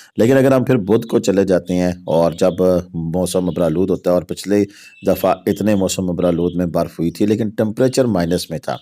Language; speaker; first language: Urdu; non-native, local second language; Pahari-Potwari